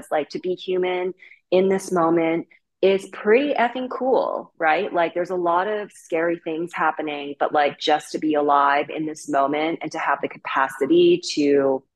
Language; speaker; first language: English; native; English